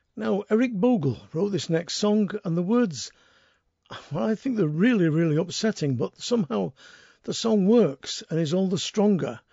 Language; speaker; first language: English; native; English